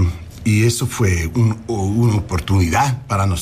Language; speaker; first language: Spanish; early bilingual, heritage; English